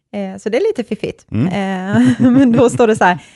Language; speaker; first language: Swedish; early bilingual, other home language; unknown